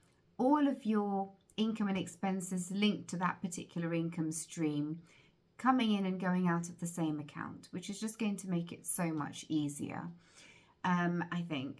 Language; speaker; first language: English; native; English